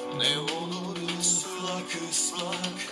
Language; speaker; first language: Turkish; native; Turkish